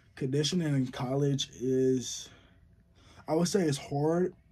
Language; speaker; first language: English; native; English